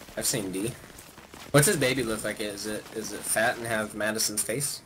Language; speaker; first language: English; native; English